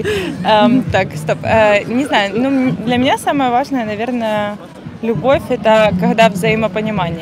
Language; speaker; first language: Russian; native; Russian